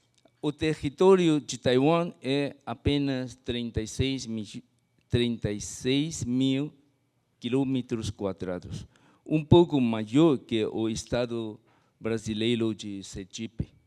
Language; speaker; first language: Portuguese; non-native, fluent; Chinese